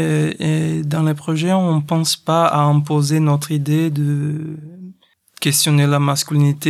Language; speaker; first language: French; non-native, fluent; Portuguese